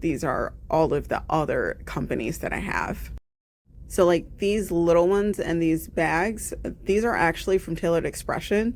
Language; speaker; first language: English; native; English